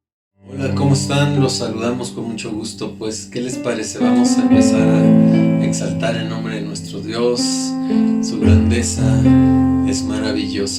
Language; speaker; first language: Spanish; native; Spanish